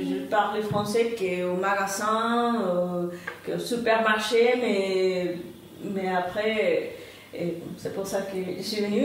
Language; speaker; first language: French; non-native, fluent; Spanish